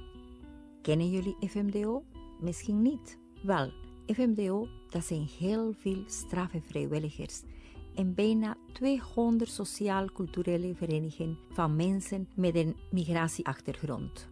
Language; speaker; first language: Dutch; early bilingual, heritage; Spanish